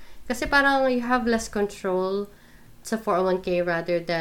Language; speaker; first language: English; non-native, local second language; Filipino